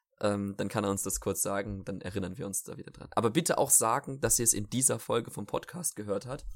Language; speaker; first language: German; native; German